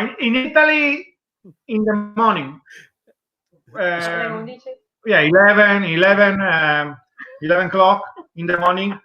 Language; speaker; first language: English; non-native, learner; Italian